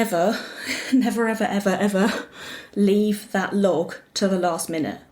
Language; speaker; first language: English; native; English